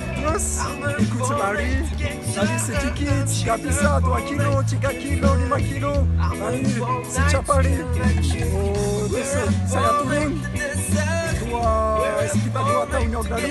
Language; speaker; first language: Indonesian; non-native, learner; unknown